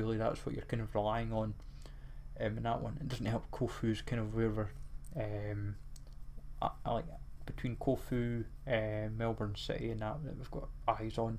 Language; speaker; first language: English; native; English